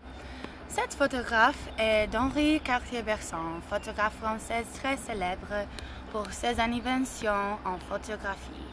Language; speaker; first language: French; non-native, learner; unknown